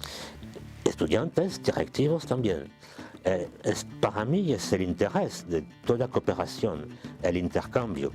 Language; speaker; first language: Spanish; non-native, fluent; French